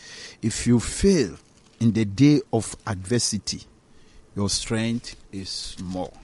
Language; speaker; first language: English; non-native, local second language; Akan